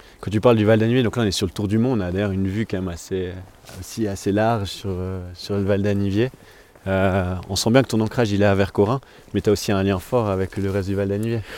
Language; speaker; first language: French; native; French